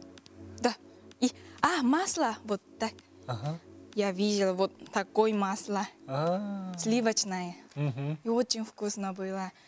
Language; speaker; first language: Russian; non-native, learner; Japanese